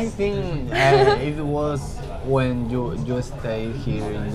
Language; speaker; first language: English; non-native, learner; Spanish